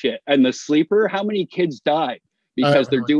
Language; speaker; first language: English; native; English